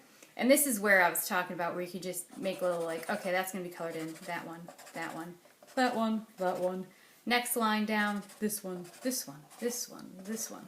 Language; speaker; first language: English; native; English